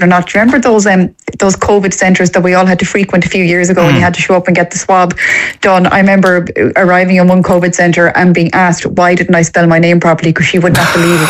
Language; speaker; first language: English; native; English